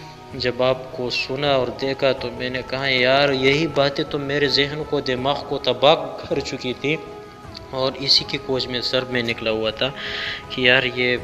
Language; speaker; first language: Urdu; non-native, local second language; Pashto